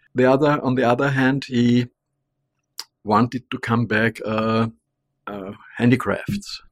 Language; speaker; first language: English; non-native, fluent; German